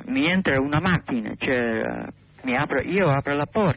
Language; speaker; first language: Italian; non-native, learner; English